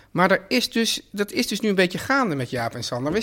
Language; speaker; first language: Dutch; native; Dutch